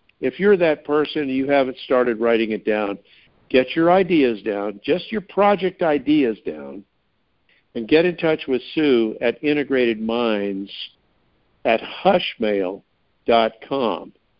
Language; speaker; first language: English; native; English